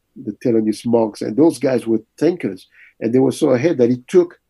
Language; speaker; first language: English; early bilingual, other home language; French